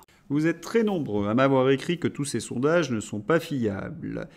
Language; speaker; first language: French; native; French